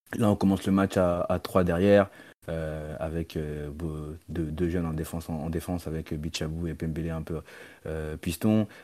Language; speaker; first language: French; native; French